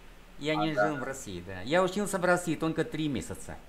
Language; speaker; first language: Russian; non-native, fluent; Vietnamese